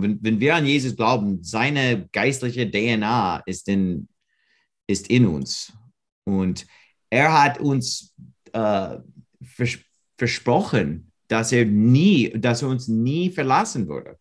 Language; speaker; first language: German; non-native, learner; English